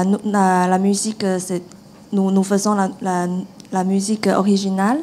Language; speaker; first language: French; non-native, fluent; Chinese